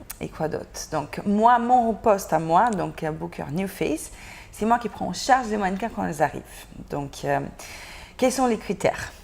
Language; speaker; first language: French; non-native, fluent; Portuguese